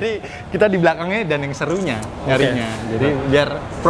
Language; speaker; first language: Indonesian; native; Indonesian